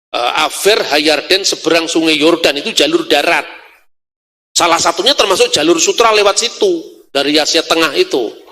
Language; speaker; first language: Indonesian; non-native, local second language; Javanese